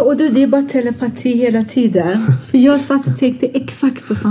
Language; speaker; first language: Swedish; non-native, fluent; Persian